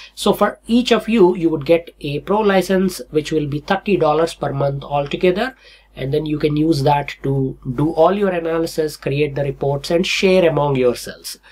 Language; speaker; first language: English; non-native, local second language; Telugu